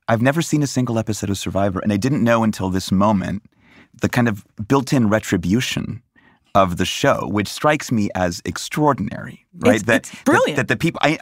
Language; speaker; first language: English; native; English